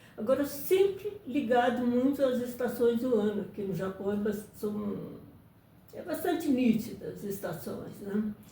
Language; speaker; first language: Portuguese; early bilingual, other home language; Japanese